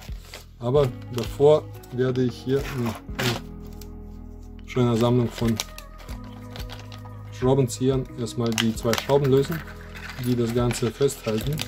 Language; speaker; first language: German; non-native, fluent; Russian